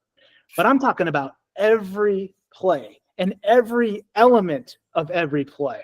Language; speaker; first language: English; native; English